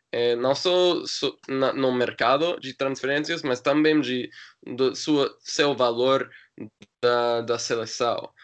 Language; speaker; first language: Portuguese; non-native, learner; English